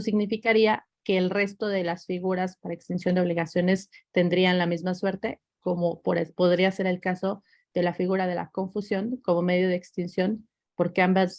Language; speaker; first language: Spanish; native; Spanish